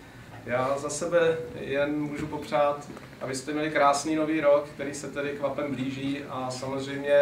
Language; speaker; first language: Czech; native; Czech